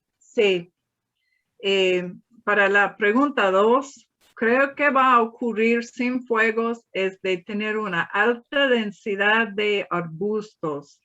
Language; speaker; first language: Spanish; non-native, fluent; English